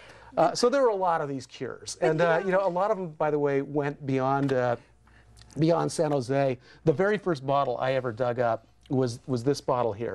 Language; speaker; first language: English; native; English